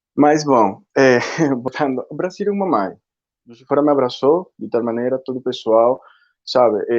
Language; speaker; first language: Portuguese; non-native, fluent; Spanish